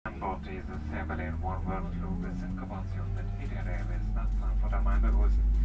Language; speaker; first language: German; native; German